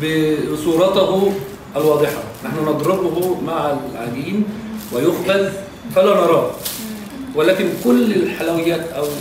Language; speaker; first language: Arabic; native; Arabic